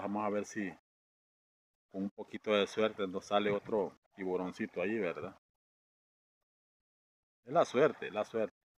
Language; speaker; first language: Spanish; native; Spanish